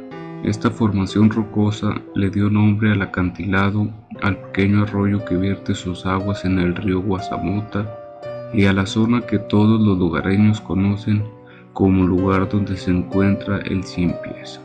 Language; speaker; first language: Spanish; native; Spanish